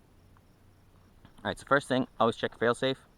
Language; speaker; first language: English; native; English